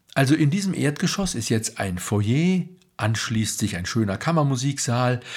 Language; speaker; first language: German; native; German